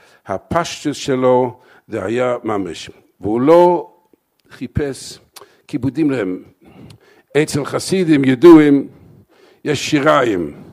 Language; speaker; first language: Hebrew; non-native, fluent; English